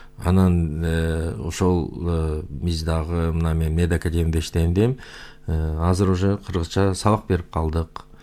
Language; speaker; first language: Kyrgyz; non-native, local second language; Uyghur